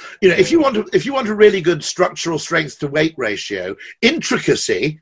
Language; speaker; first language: English; native; English